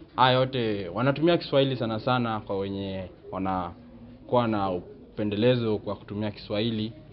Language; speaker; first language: Swahili; non-native, local second language; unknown